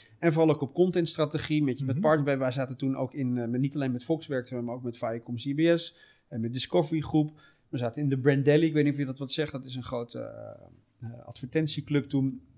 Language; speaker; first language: Dutch; native; Dutch